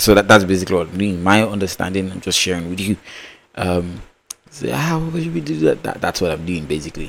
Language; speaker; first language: English; non-native, local second language; Yoruba